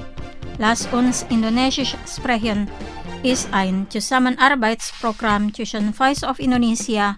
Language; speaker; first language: German; non-native, fluent; Indonesian